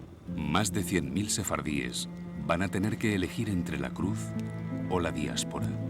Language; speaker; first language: Spanish; native; Spanish